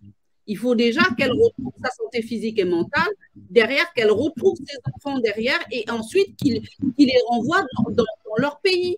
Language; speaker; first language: French; native; French